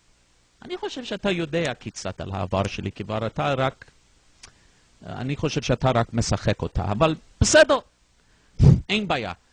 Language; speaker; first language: Hebrew; non-native, fluent; English